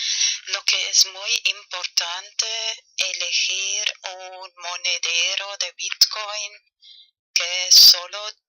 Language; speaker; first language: Spanish; non-native, learner; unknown